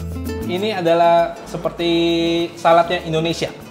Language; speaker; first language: Indonesian; native; Indonesian